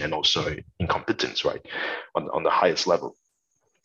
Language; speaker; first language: English; non-native, local second language; Chinese